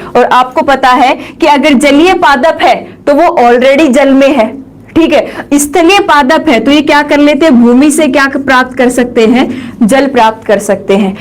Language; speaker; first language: Hindi; native; Hindi